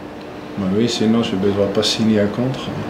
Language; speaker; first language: French; non-native, local second language; German